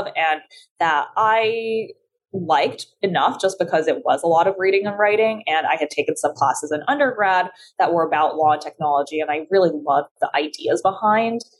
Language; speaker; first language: English; early bilingual, other home language; Chinese